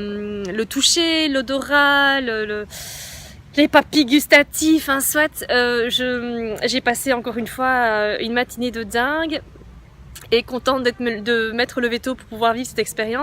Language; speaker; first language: French; native; French